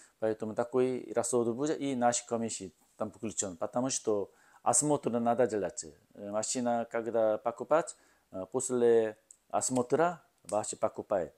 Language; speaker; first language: Russian; non-native, learner; Korean